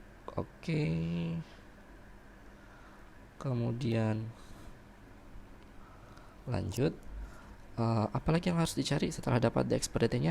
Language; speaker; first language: Indonesian; native; Indonesian